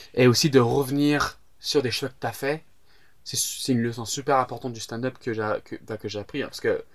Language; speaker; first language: French; native; French